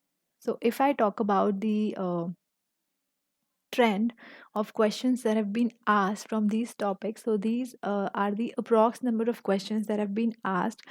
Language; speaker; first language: English; non-native, local second language; Hindi